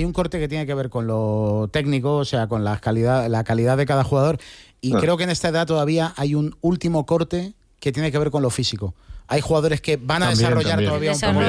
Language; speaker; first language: Spanish; native; Spanish